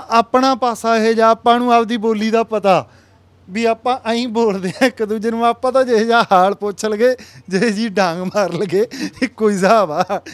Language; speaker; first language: Punjabi; native; Punjabi